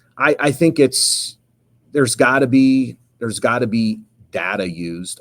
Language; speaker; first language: English; native; English